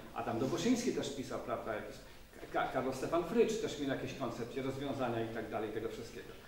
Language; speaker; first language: Polish; native; Polish